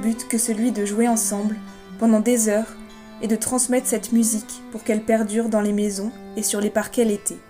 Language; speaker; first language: French; native; French